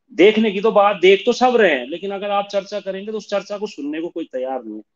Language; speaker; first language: Hindi; native; Hindi